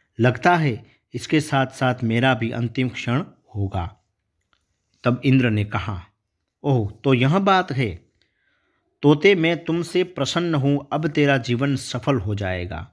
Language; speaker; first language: Hindi; non-native, local second language; Gujarati